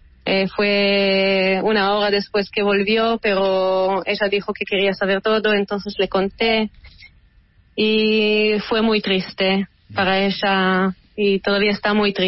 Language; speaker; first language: Spanish; early bilingual, heritage; Hebrew